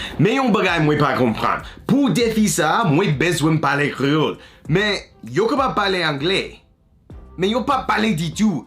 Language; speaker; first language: Haitian Creole; non-native, learner; English